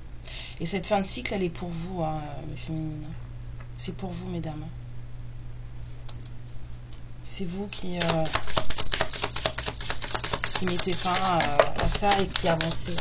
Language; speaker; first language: French; native; French